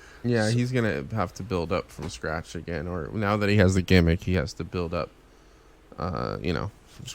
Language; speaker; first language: English; native; English